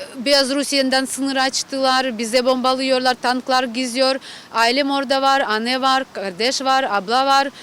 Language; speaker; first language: Turkish; non-native, learner; Ukrainian